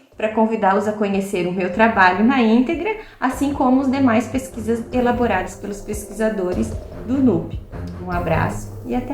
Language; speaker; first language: Portuguese; native; Portuguese